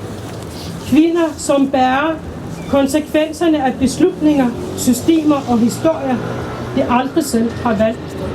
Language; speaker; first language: Danish; non-native, local second language; Kalaallisut